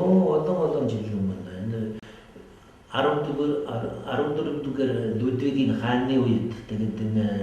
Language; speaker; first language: Mongolian; non-native, fluent; French